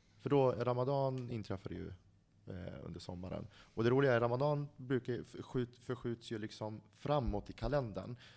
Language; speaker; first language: Swedish; early bilingual, other home language; Central Kurdish